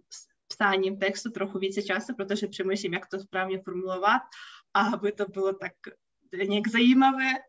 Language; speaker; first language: Czech; non-native, fluent; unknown